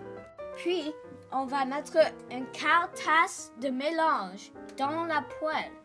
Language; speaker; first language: French; non-native, learner; English